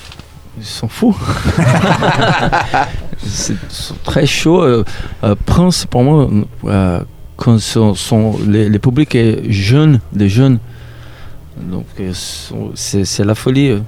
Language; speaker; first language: French; non-native, learner; Portuguese